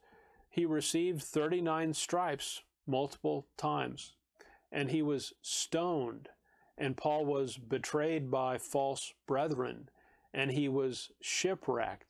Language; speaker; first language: English; native; English